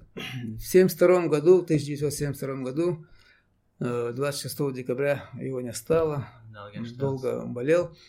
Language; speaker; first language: Russian; non-native, local second language; Chechen